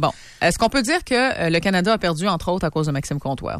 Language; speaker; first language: French; native; French